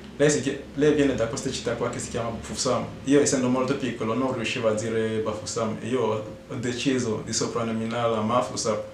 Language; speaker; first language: Italian; non-native, fluent; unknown